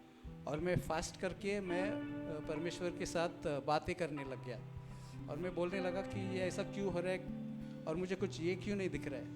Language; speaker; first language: Hindi; non-native, local second language; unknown